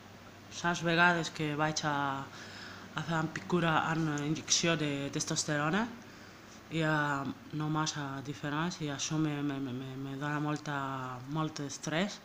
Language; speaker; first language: Catalan; non-native, learner; French